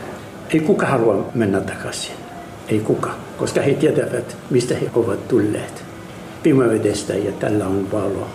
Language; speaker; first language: Finnish; non-native, fluent; Arabic